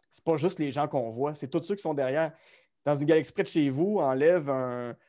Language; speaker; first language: French; native; French